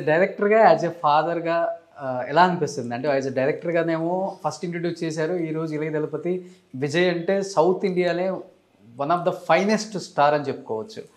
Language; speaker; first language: Telugu; native; Telugu